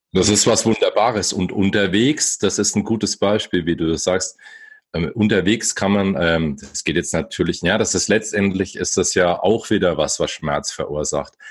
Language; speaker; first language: German; native; German